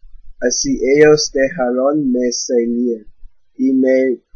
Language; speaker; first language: Spanish; non-native, learner; English